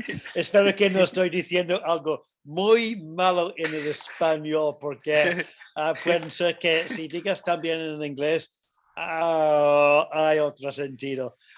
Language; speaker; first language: Spanish; non-native, fluent; English